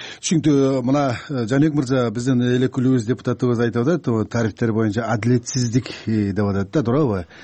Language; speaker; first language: Kyrgyz; native; Kyrgyz